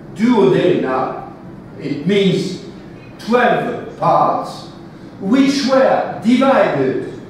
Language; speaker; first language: English; non-native, fluent; French